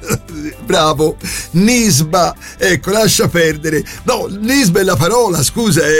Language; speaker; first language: Italian; native; Italian